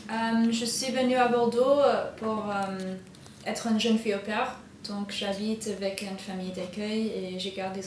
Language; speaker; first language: French; non-native, fluent; English